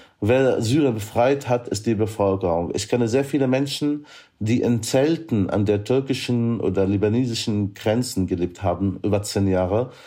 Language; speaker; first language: German; non-native, fluent; Arabic